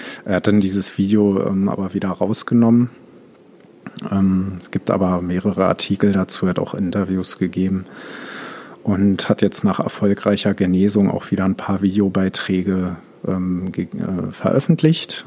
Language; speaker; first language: German; native; German